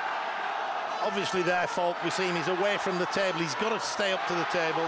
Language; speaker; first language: English; native; English